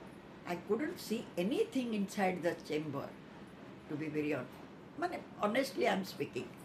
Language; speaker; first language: English; non-native, local second language; Odia